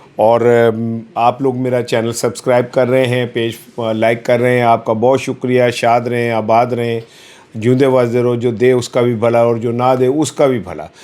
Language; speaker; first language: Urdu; non-native, local second language; Punjabi